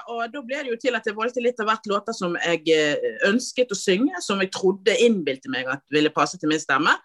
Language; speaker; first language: Norwegian; native; Norwegian